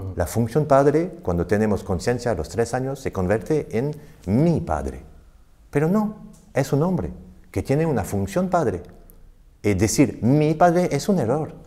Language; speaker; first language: Spanish; non-native, fluent; French